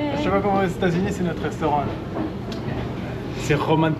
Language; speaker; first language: French; native; French